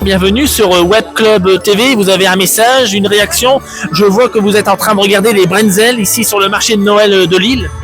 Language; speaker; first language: French; native; French